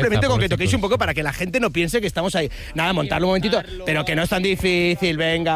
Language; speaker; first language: Spanish; native; Spanish